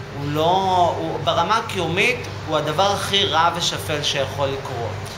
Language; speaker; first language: Hebrew; native; Hebrew